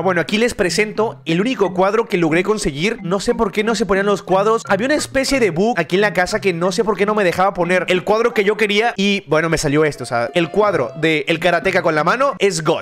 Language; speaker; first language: Spanish; native; Spanish